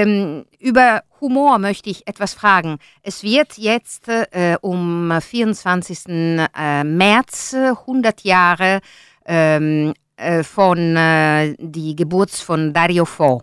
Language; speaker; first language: German; non-native, learner; Italian